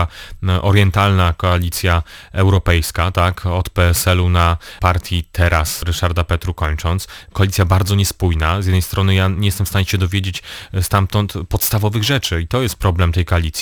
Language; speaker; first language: Polish; native; Polish